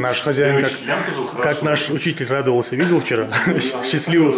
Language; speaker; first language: Russian; native; Russian